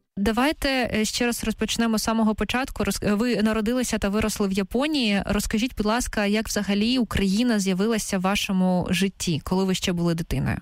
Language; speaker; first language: Ukrainian; native; Ukrainian